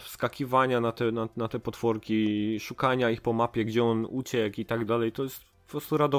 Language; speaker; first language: Polish; native; Polish